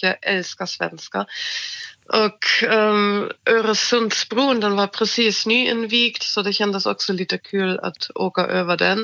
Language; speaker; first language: Swedish; non-native, fluent; German